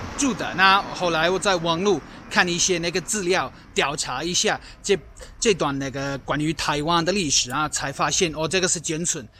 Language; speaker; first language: Chinese; non-native, fluent; English